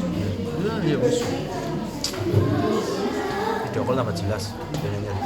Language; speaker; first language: Indonesian; native; Indonesian